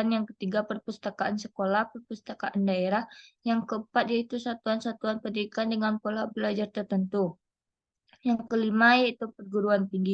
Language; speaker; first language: Indonesian; native; Indonesian